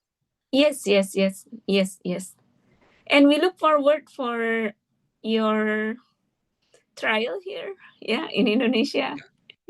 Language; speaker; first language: English; non-native, fluent; Indonesian